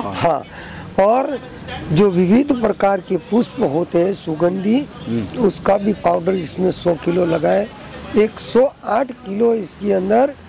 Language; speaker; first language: Hindi; non-native, local second language; Gujarati